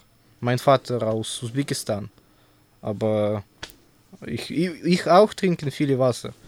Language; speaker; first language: German; non-native, learner; Russian